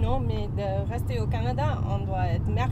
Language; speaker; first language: French; non-native, learner; English